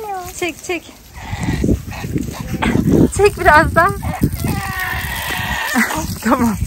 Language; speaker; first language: Turkish; native; Turkish